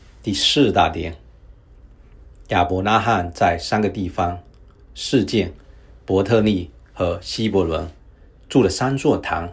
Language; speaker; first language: Chinese; native; Chinese